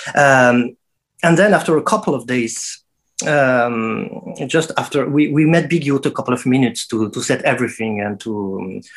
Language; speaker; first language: English; non-native, fluent; French